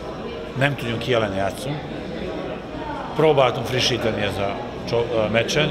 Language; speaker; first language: Hungarian; non-native, fluent; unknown